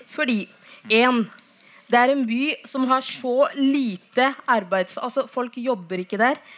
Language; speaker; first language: Norwegian; non-native, fluent; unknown